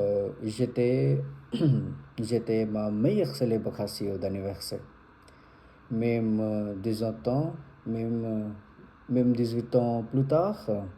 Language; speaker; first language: French; non-native, learner; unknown